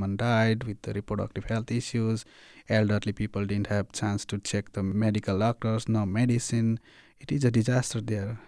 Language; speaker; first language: English; non-native, local second language; Nepali